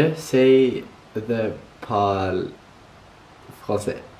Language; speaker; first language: French; non-native, learner; German